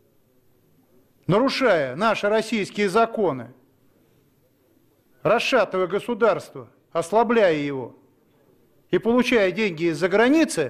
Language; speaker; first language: Russian; native; Russian